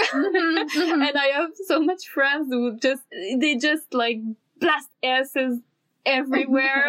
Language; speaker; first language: English; non-native, fluent; French